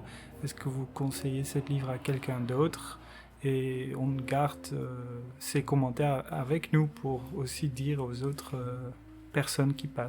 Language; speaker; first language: French; non-native, local second language; Dutch